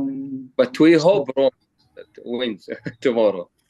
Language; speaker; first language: English; non-native, learner; Arabic